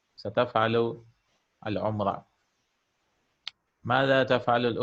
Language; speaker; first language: Arabic; non-native, fluent; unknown